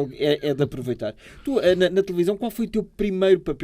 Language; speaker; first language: Portuguese; native; Portuguese